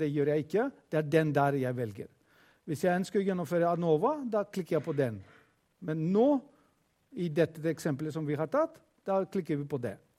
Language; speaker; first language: Norwegian; non-native, fluent; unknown